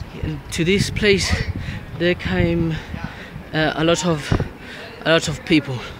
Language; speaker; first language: English; non-native, learner; Spanish